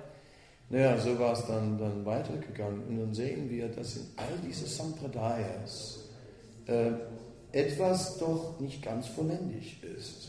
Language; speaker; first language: German; non-native, fluent; Dutch